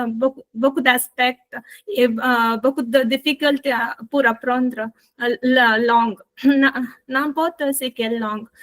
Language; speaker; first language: French; non-native, learner; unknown